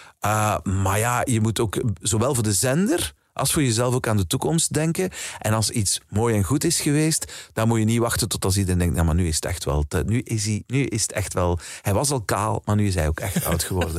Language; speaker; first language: Dutch; native; Dutch